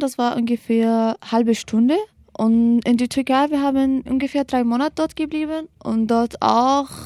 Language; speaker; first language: German; non-native, learner; Kurdish